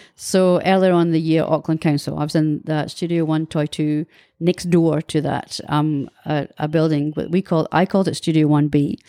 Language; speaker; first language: English; native; English